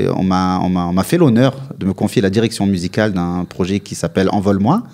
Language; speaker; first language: French; native; French